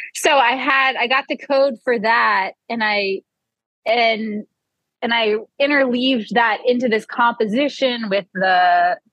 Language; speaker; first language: English; native; English